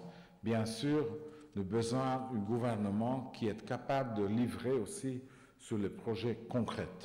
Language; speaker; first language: French; non-native, fluent; Hungarian